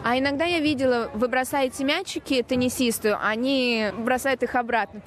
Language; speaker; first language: Russian; native; Russian